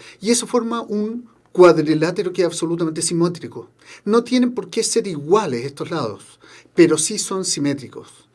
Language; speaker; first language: Spanish; native; Spanish